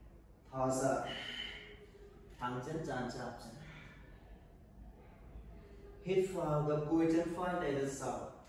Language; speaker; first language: Vietnamese; non-native, learner; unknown